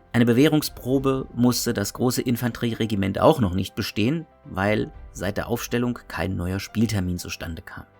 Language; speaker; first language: German; native; German